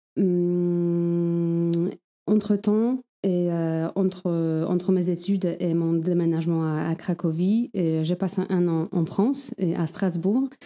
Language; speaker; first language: French; non-native, fluent; Polish